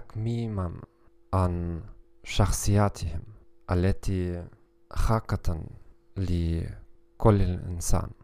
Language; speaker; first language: Arabic; non-native, learner; German